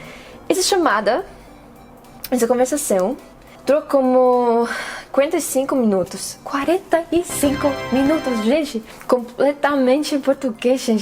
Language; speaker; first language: Portuguese; non-native, fluent; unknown